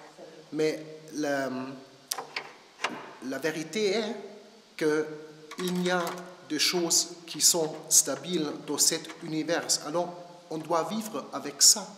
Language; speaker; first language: French; non-native, learner; German